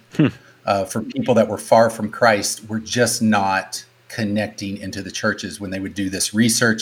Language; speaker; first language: English; native; English